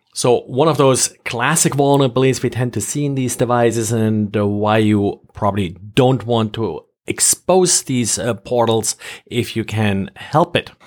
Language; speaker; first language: English; non-native, fluent; German